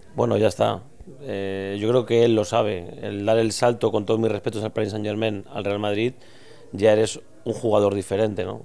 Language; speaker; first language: Spanish; native; Spanish